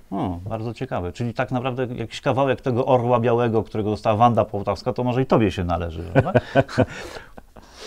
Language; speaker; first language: Polish; native; Polish